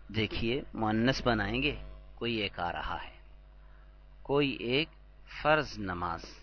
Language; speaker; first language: Urdu; native; Urdu